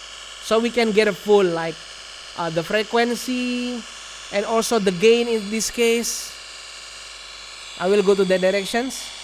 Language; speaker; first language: English; non-native, learner; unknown